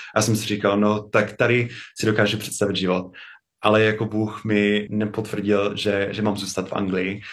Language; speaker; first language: Czech; non-native, fluent; English